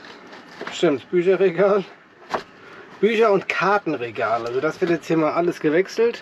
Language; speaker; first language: German; native; German